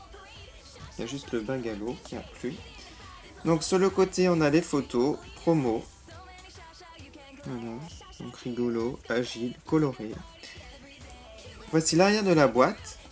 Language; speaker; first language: French; native; French